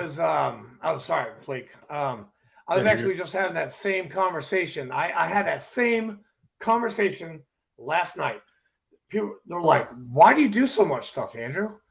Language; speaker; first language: English; native; English